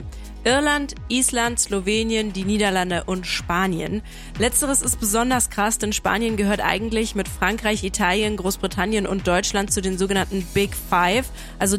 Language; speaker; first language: German; native; German